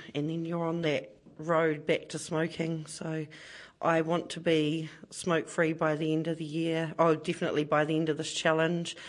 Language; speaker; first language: English; native; English